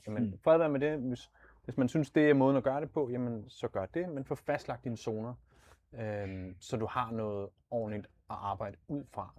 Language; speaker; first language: Danish; native; Danish